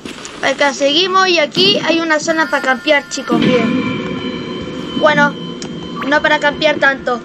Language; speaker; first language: Spanish; native; Spanish